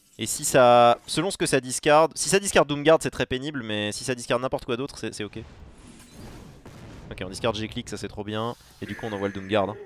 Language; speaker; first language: French; native; French